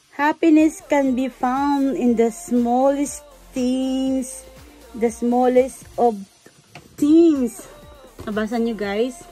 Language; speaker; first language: English; non-native, local second language; Filipino